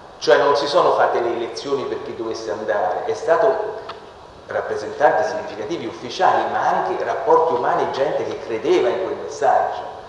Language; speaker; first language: Italian; native; Italian